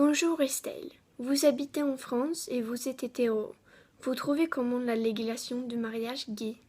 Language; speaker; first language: French; non-native, learner; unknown